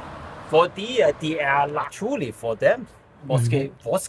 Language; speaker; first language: Danish; non-native, learner; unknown